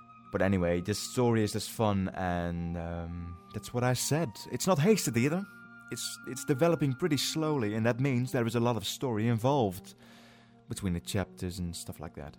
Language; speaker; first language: English; non-native, fluent; Dutch